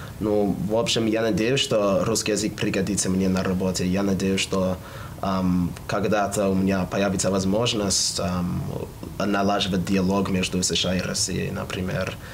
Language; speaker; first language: Russian; non-native, fluent; English